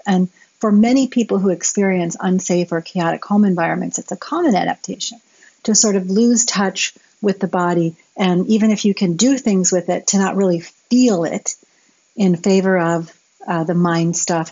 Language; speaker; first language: English; native; English